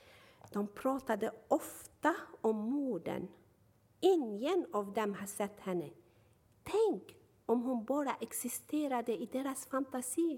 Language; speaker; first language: Swedish; non-native, fluent; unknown